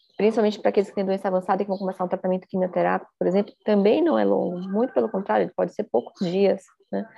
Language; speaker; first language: Portuguese; native; Portuguese